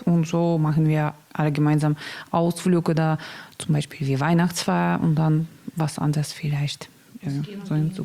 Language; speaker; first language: German; non-native, learner; Russian